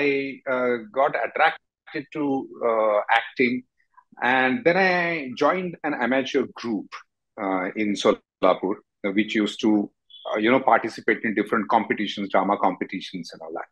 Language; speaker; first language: English; non-native, local second language; Marathi